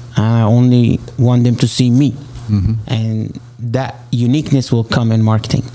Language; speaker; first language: English; non-native, fluent; Arabic